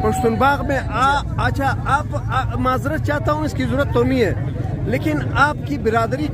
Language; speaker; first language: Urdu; non-native, local second language; Pashto